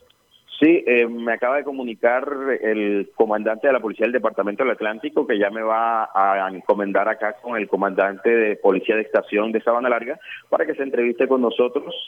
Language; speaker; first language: Spanish; native; Spanish